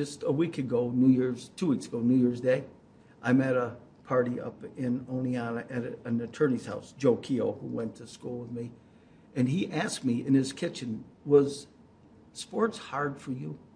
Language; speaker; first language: English; native; English